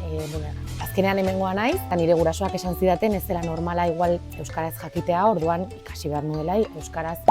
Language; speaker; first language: Basque; early bilingual, other home language; Bulgarian